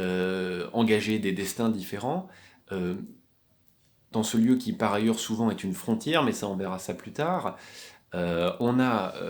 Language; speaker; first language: French; native; French